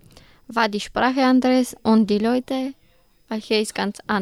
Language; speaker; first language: German; non-native, learner; Bulgarian